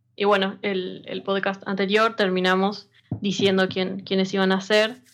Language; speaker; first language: Spanish; native; Spanish